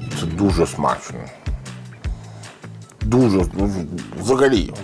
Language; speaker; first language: Ukrainian; non-native, learner; Italian